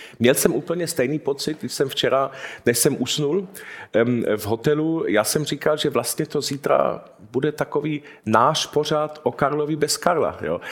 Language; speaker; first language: Czech; early bilingual, heritage; Czech